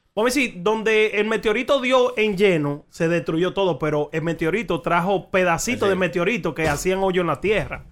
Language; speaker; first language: Spanish; early bilingual, heritage; Spanish